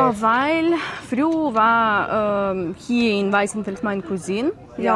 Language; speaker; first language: German; non-native, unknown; Ukrainian